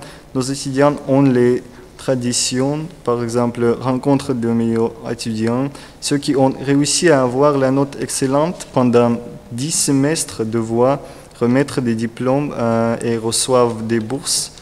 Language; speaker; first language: French; non-native, learner; Russian